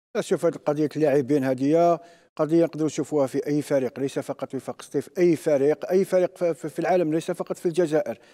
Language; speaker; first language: Arabic; native; Arabic